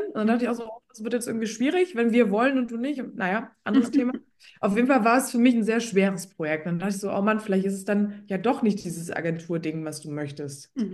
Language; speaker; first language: German; early bilingual, other home language; Polish